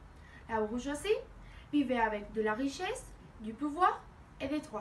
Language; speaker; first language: French; non-native, learner; Spanish